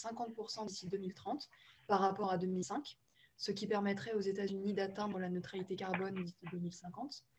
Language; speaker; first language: French; native; French